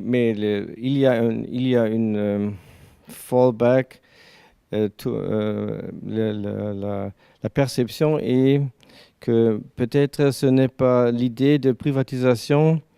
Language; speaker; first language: French; non-native, learner; German